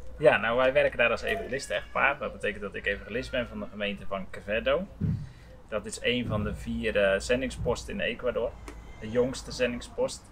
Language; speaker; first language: Dutch; native; Dutch